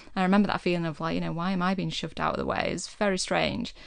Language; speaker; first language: English; native; English